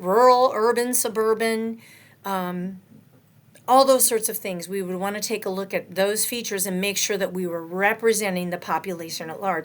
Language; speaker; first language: English; native; English